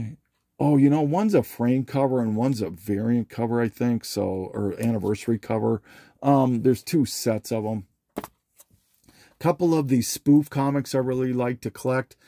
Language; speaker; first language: English; native; English